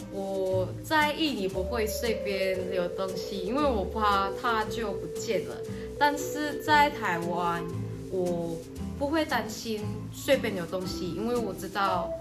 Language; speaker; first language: Chinese; non-native, fluent; Indonesian